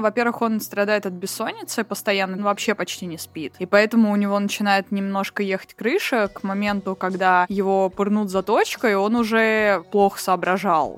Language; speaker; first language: Russian; native; Russian